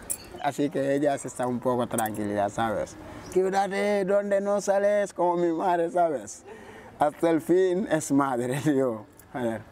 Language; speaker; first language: Spanish; non-native, fluent; Wolof